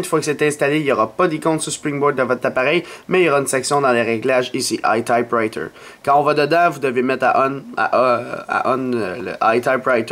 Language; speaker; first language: French; native; French